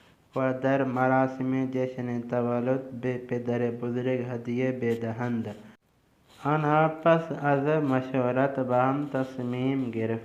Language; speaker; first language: Persian; non-native, fluent; Urdu